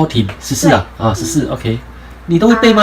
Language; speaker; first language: Chinese; native; Chinese